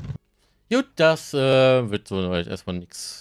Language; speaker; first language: German; native; German